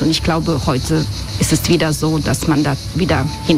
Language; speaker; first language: German; non-native, fluent; Croatian